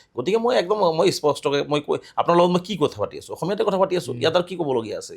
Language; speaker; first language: Assamese; non-native, local second language; Bangla